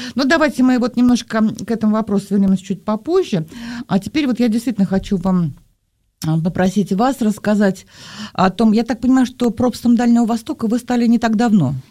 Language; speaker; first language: Russian; native; Russian